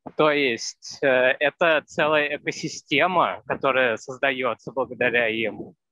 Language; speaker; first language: Russian; non-native, fluent; Hindi